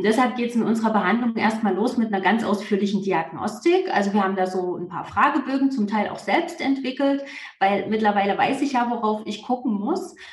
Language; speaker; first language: German; native; German